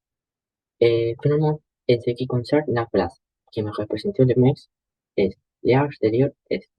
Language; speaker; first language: French; non-native, learner; Spanish